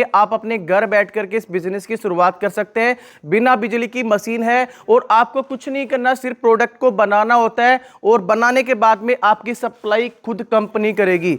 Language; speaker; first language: Hindi; native; Hindi